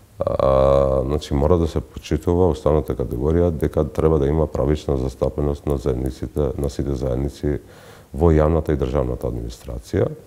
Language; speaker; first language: Macedonian; non-native, local second language; Albanian